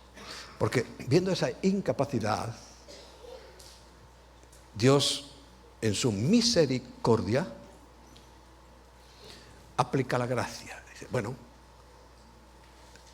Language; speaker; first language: Spanish; native; Spanish